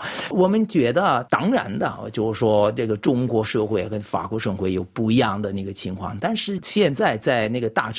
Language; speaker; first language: Chinese; non-native, fluent; French